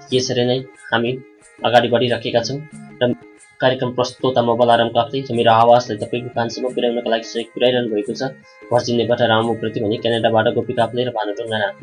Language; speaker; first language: Nepali; native; Nepali